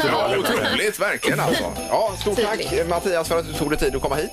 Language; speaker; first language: Swedish; native; Swedish